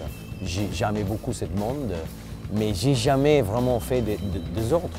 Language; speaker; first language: French; non-native, fluent; Italian